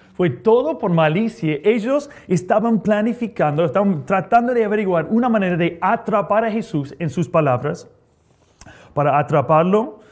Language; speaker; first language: Spanish; non-native, fluent; English